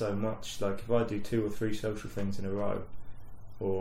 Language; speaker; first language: English; native; English